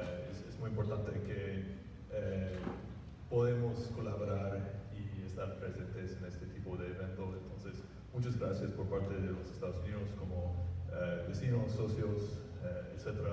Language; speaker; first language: Spanish; non-native, fluent; English